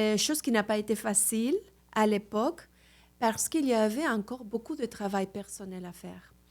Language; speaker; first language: French; non-native, fluent; Spanish